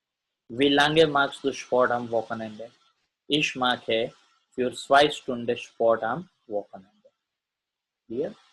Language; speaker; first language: German; non-native, learner; Gujarati